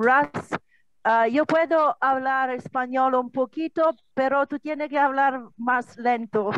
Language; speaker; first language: Spanish; non-native, learner; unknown